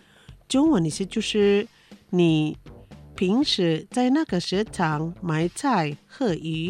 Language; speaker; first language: Chinese; non-native, fluent; Indonesian